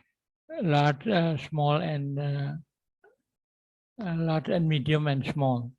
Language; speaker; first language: English; non-native, learner; Indonesian